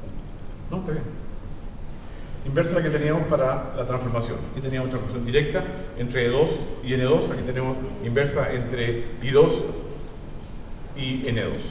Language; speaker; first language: Spanish; native; Spanish